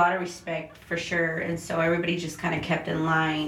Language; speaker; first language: English; early bilingual, other home language; Spanish